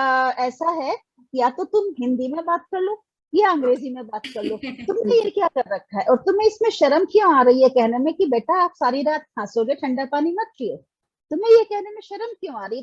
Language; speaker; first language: Hindi; native; Hindi